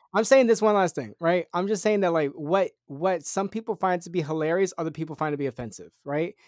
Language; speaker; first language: English; native; English